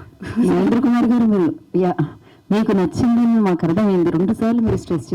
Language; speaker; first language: Telugu; native; Telugu